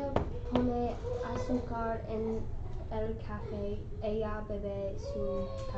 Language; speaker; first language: Spanish; non-native, learner; English